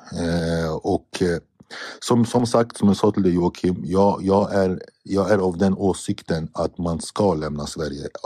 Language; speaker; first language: Swedish; early bilingual, other home language; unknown